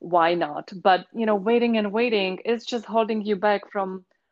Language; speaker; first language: English; non-native, fluent; Czech